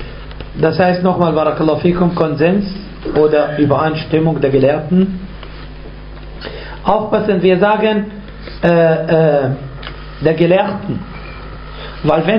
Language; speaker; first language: German; non-native, fluent; Arabic